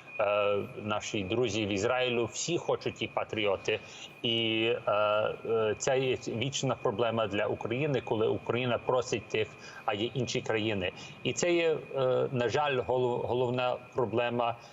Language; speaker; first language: Ukrainian; early bilingual, heritage; Ukrainian